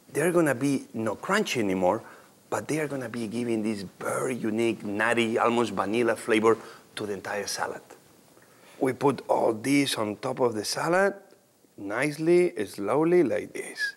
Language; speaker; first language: English; non-native, fluent; Spanish